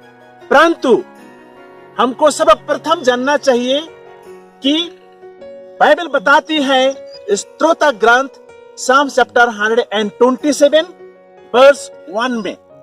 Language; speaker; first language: Hindi; non-native, local second language; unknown